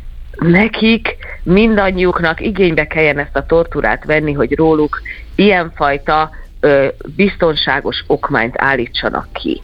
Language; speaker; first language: Hungarian; native; Hungarian